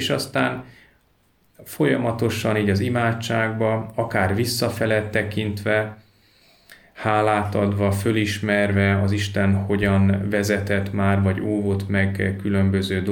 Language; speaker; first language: Hungarian; native; Hungarian